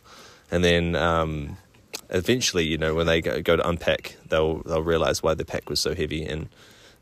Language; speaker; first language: English; native; English